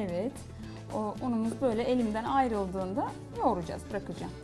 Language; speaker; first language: Turkish; native; Turkish